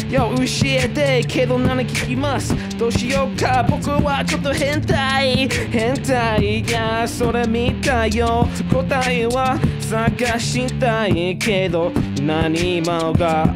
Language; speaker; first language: Japanese; non-native, learner; English